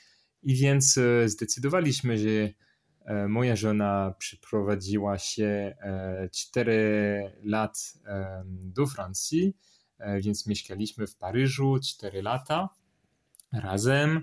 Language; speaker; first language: Polish; non-native, learner; French